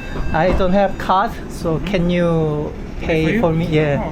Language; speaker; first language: English; non-native, learner; Korean